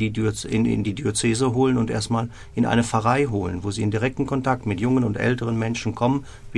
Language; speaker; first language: German; native; German